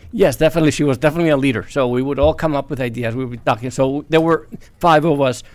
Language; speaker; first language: English; non-native, fluent; Spanish